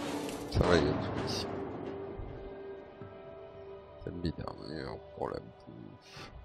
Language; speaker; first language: French; native; French